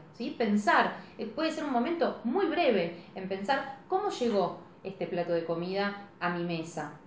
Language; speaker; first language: Spanish; native; Spanish